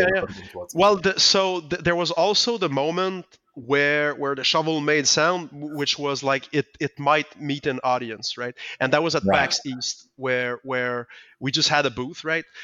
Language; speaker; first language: English; non-native, fluent; French